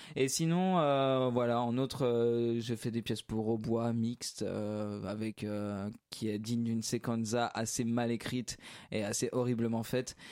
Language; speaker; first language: French; native; French